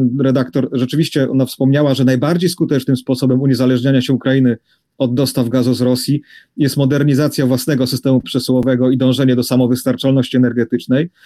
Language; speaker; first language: Polish; native; Polish